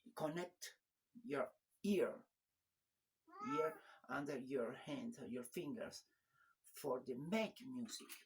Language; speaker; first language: English; non-native, learner; Spanish